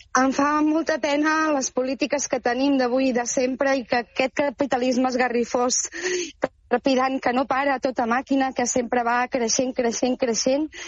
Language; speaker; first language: Catalan; native; Catalan